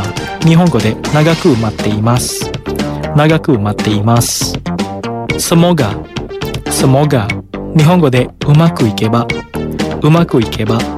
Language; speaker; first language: Japanese; non-native, fluent; Indonesian